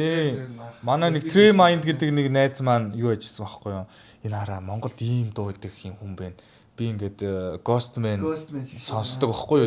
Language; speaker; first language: Mongolian; native; Mongolian